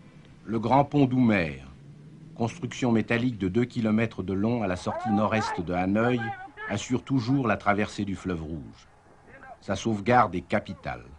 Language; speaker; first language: French; native; French